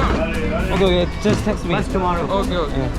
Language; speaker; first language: English; non-native, learner; Korean